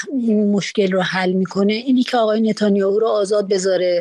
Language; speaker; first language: Persian; native; Persian